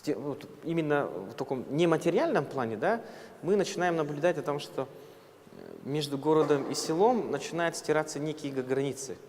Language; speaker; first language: Russian; non-native, local second language; Yakut